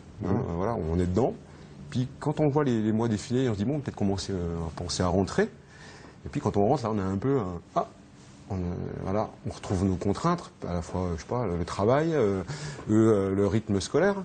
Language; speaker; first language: French; native; French